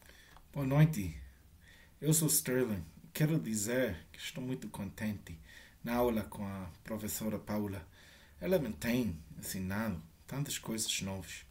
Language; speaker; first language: Portuguese; non-native, learner; Spanish